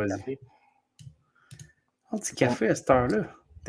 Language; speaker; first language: French; native; French